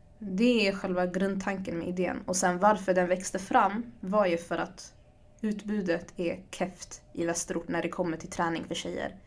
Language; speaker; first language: Swedish; early bilingual, other home language; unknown